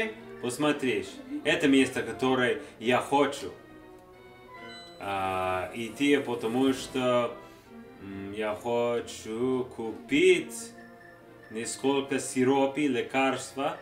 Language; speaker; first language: Russian; non-native, learner; English